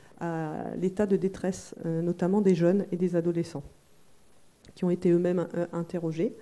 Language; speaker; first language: French; native; French